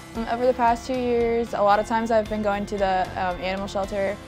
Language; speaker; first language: English; native; English